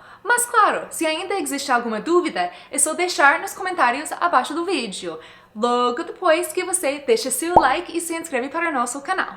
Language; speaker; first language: Portuguese; non-native, fluent; English